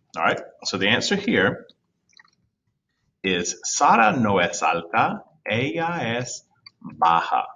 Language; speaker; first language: Spanish; non-native, fluent; English